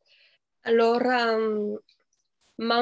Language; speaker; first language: Italian; non-native, fluent; French